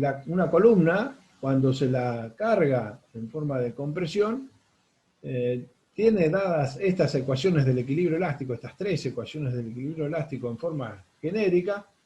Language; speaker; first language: Spanish; native; Spanish